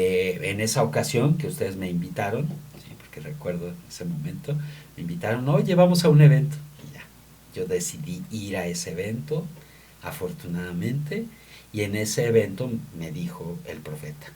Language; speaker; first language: Spanish; native; Spanish